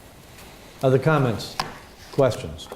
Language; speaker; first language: English; native; English